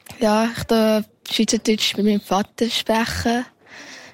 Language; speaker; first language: German; early bilingual, heritage; German